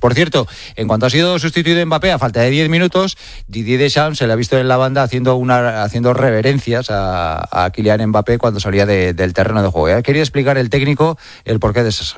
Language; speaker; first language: Spanish; native; Spanish